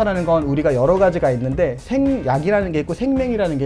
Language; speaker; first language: Korean; native; Korean